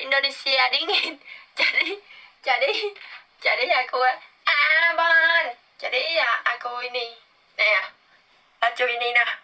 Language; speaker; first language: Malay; non-native, learner; Vietnamese